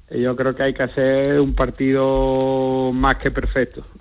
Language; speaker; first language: Spanish; native; Spanish